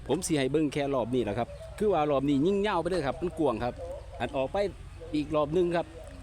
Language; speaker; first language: Thai; native; Thai